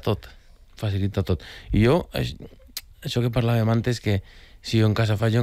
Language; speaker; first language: Catalan; native; Catalan